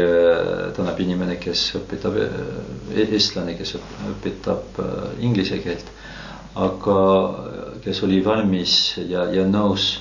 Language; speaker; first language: Estonian; non-native, fluent; French